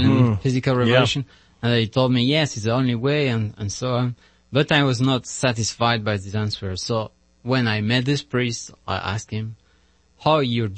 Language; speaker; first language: English; non-native, learner; French